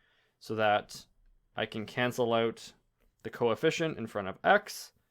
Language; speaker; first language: English; native; English